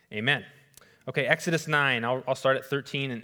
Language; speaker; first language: English; native; English